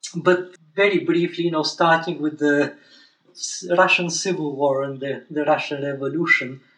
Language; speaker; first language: English; non-native, fluent; Bulgarian